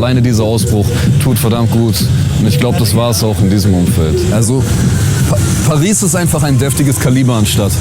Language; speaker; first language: German; native; German